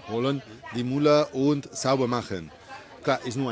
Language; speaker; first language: German; non-native, learner; Spanish